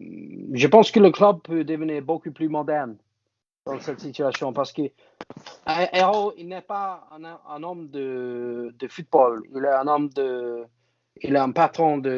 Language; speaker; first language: French; non-native, fluent; English